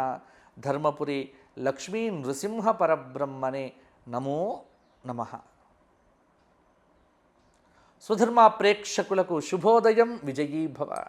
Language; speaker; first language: Telugu; native; Telugu